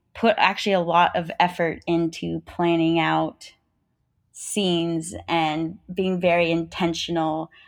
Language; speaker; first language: English; native; English